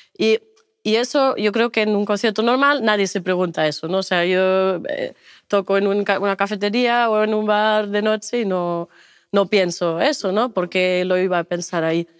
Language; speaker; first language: Spanish; non-native, fluent; German